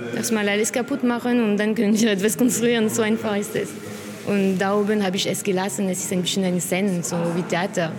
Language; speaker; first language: German; non-native, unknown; French